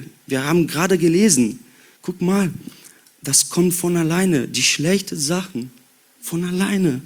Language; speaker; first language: German; non-native, learner; Portuguese